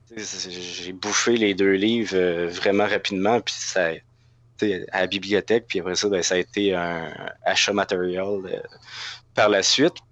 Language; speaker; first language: French; native; French